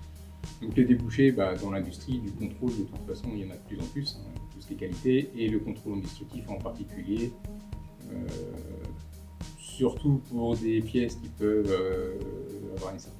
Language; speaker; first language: French; native; French